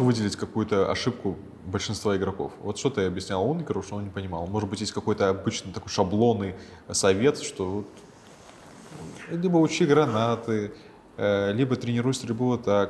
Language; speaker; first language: Russian; native; Russian